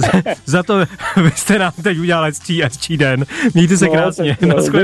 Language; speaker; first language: Czech; native; Czech